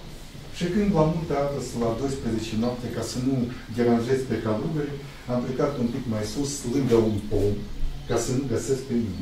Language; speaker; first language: Romanian; non-native, local second language; Russian